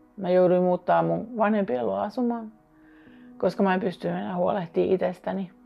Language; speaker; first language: Finnish; native; Finnish